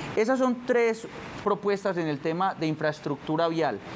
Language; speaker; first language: Spanish; native; Spanish